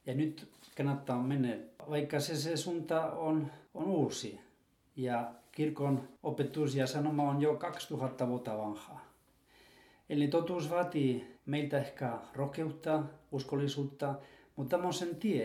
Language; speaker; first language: Finnish; non-native, fluent; Spanish